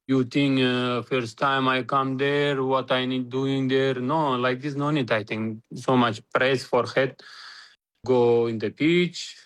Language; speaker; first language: English; non-native, learner; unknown